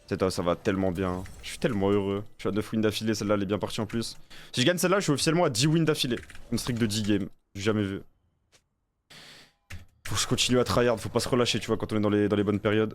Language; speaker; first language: French; native; French